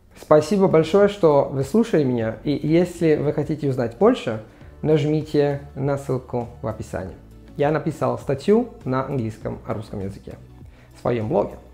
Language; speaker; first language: Russian; non-native, fluent; Italian